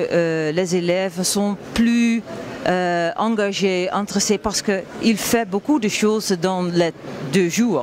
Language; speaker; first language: French; non-native, learner; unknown